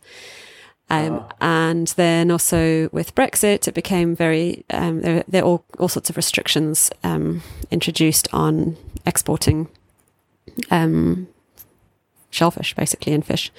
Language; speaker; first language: English; native; English